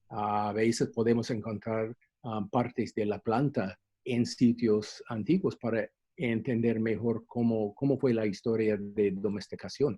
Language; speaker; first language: Spanish; non-native, fluent; English